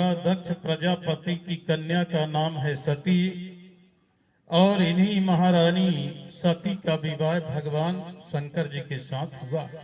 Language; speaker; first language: Hindi; native; Hindi